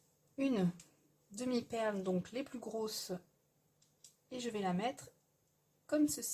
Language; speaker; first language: French; native; French